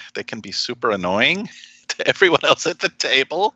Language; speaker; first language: English; native; English